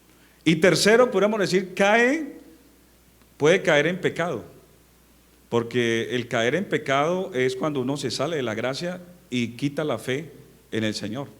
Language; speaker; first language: Spanish; native; Spanish